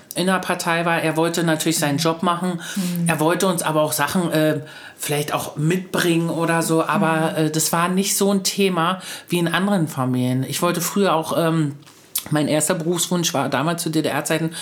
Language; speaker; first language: German; native; German